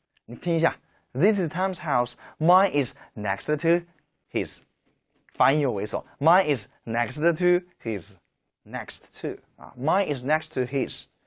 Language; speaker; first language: English; non-native, fluent; Chinese